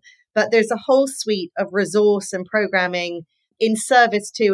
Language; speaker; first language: English; native; English